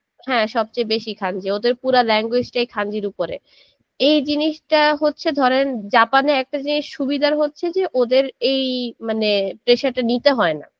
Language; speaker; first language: Bangla; early bilingual, heritage; Japanese